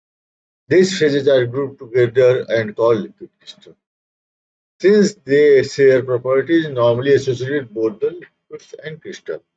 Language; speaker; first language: English; non-native, local second language; Hindi